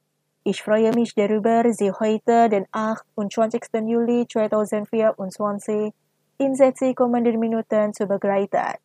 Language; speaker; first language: German; non-native, fluent; Indonesian